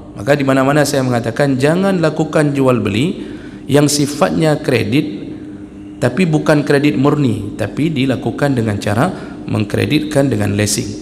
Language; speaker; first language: Malay; non-native, local second language; Achinese